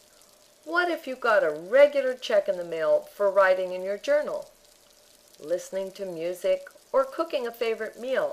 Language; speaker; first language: English; native; English